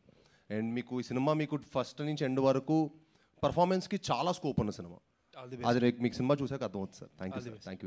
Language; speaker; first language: Telugu; native; Telugu